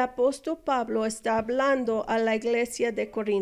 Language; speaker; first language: Spanish; non-native, fluent; English